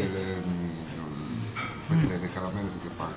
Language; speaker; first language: French; non-native, learner; Italian